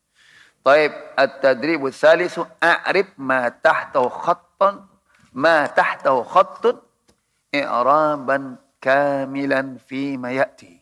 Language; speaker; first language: Arabic; non-native, fluent; Indonesian